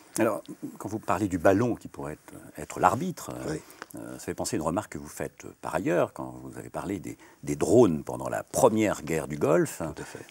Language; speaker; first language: French; native; French